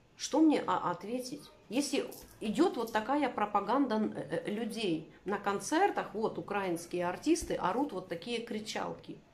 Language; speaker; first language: Russian; native; Russian